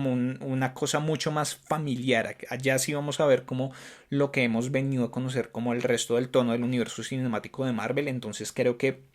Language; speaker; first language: Spanish; native; Spanish